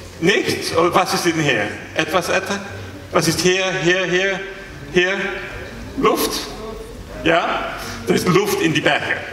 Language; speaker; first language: German; non-native, learner; English